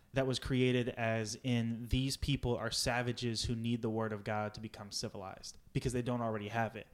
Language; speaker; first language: English; native; English